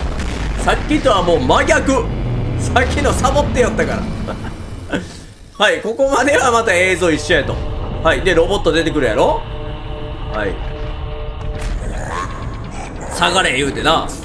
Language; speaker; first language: Japanese; native; Japanese